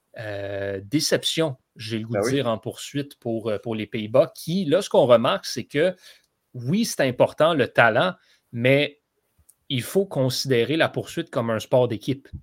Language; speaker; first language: French; native; French